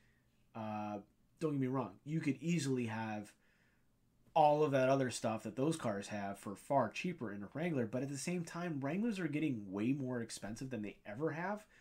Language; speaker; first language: English; native; English